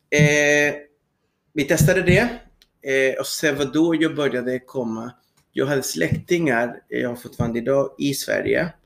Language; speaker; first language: Swedish; non-native, fluent; Spanish